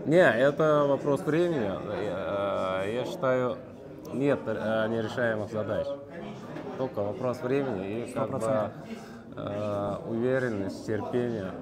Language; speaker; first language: Russian; non-native, local second language; Uzbek